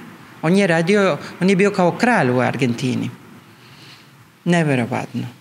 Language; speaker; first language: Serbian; early bilingual, heritage; Spanish